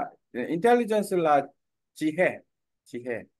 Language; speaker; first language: Vietnamese; non-native, learner; Korean